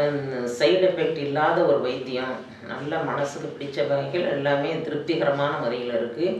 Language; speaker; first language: Tamil; native; Tamil